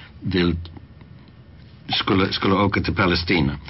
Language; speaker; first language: Swedish; non-native, fluent; English